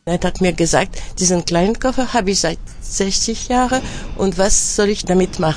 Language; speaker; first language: German; non-native, fluent; French